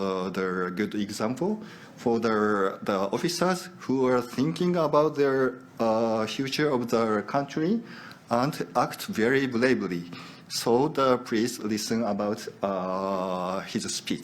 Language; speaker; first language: English; non-native, learner; Japanese